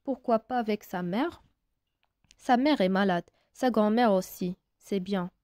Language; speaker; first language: French; non-native, local second language; Arabic